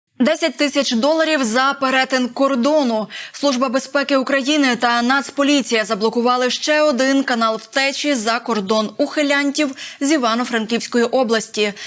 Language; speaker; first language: Ukrainian; native; Ukrainian